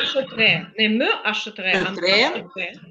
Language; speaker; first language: French; non-native, fluent; Ukrainian